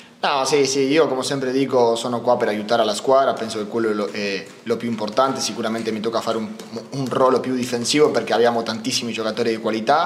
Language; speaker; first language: Italian; non-native, fluent; Spanish